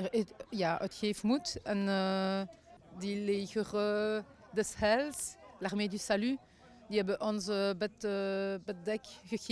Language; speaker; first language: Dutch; non-native, learner; French